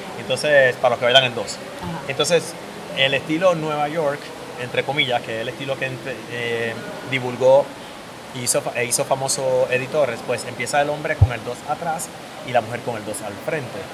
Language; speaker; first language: Spanish; native; Spanish